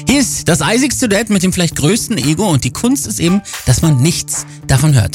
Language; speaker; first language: German; native; German